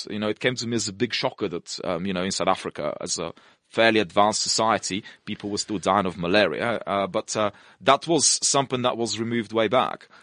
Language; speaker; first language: English; non-native, fluent; Russian